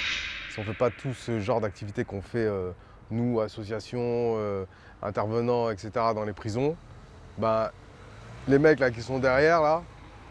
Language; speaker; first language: French; native; French